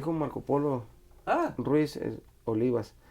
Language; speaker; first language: Spanish; native; Spanish